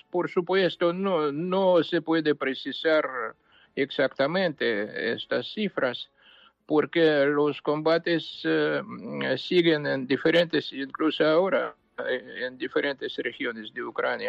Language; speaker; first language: Spanish; non-native, fluent; Ukrainian